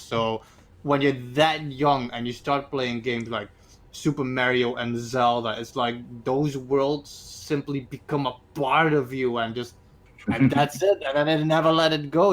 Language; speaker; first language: English; native; English